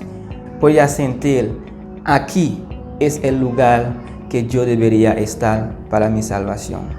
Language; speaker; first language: Spanish; non-native, learner; Haitian Creole